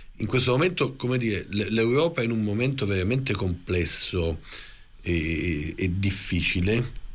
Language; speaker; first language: Italian; native; Italian